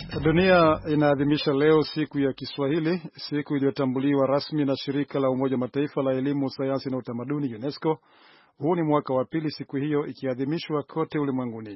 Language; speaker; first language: Swahili; non-native, local second language; Rundi